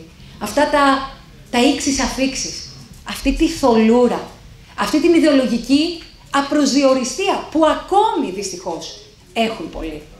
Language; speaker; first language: Greek; native; Greek